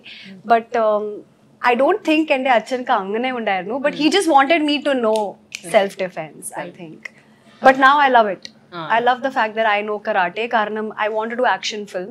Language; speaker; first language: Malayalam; early bilingual, heritage; Malayalam